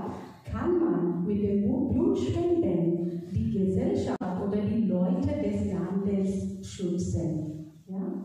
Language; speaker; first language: German; non-native, fluent; Marathi